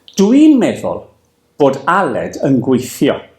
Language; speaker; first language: Welsh; native; Welsh